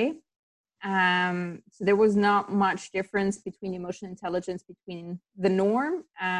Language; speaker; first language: English; non-native, local second language; German